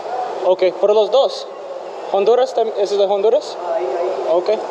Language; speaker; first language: Spanish; non-native, fluent; English